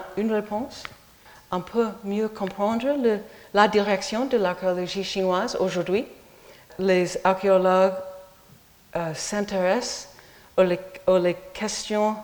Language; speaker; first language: French; non-native, fluent; English